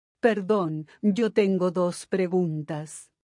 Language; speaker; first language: Spanish; non-native, learner; English